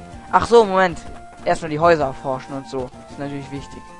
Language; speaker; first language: German; native; German